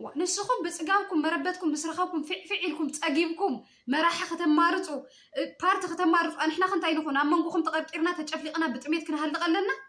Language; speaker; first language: Tigrinya; native; Tigrinya